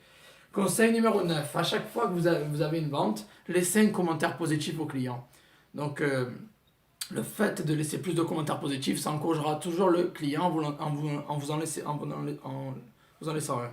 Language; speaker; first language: French; native; French